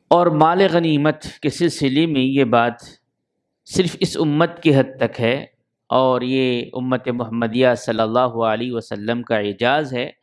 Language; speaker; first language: Urdu; native; Urdu